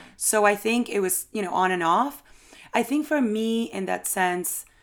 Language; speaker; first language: English; non-native, fluent; Spanish